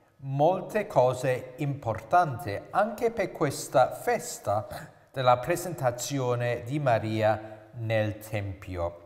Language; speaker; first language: Italian; non-native, fluent; English